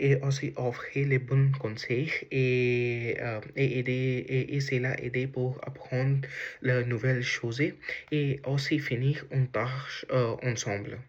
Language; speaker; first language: French; non-native, learner; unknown